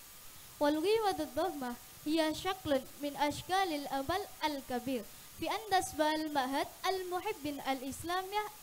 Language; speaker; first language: Arabic; non-native, learner; Indonesian